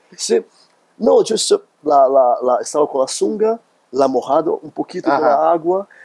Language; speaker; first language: Spanish; non-native, learner; Portuguese